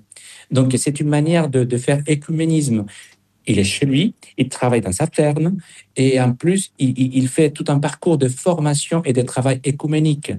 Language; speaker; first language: French; non-native, fluent; Spanish